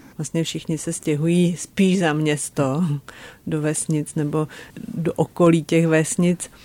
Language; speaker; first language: Czech; native; Czech